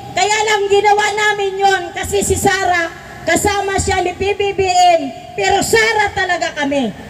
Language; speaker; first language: Filipino; non-native, local second language; Waray